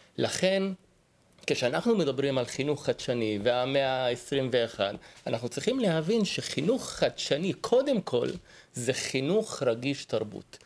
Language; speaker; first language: Hebrew; non-native, local second language; Arabic